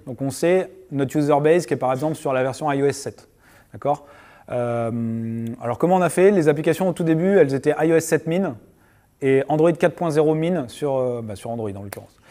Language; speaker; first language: French; native; French